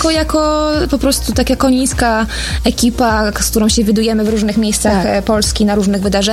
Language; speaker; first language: Polish; native; Polish